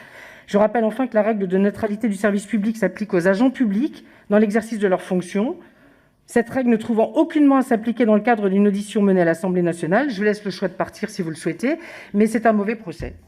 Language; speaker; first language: French; native; French